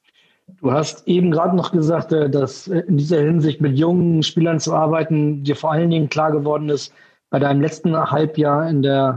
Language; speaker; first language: German; native; German